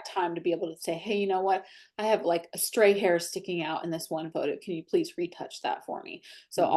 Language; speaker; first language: English; native; English